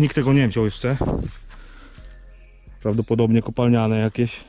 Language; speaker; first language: Polish; native; Polish